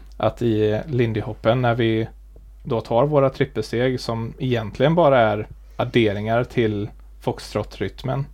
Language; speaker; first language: Swedish; native; Swedish